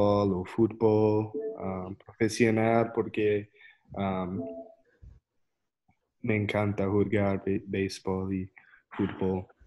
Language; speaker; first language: Spanish; non-native, learner; English